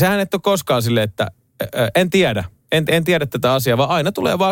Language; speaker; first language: Finnish; native; Finnish